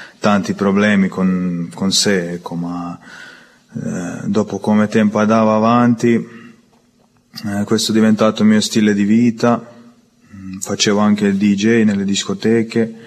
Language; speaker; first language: Italian; non-native, learner; Croatian